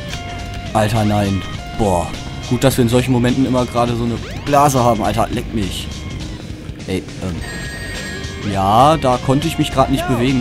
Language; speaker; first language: German; native; German